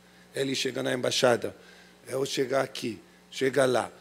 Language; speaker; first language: Portuguese; non-native, learner; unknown